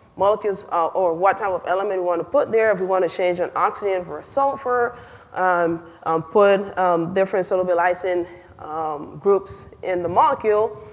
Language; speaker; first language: English; non-native, fluent; Spanish